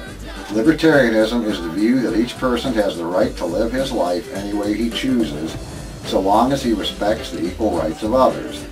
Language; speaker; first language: English; native; English